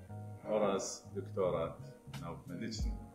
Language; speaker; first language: Polish; non-native, fluent; Arabic